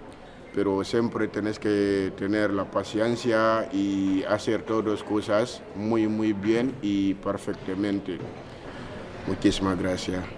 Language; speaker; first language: Spanish; non-native, fluent; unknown